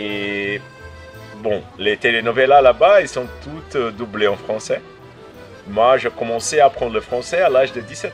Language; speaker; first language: French; non-native, fluent; Portuguese